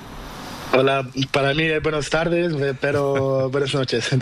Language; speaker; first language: Spanish; non-native, learner; Portuguese